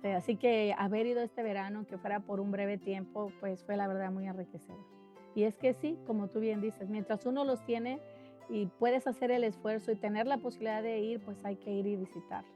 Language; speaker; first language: Spanish; native; Spanish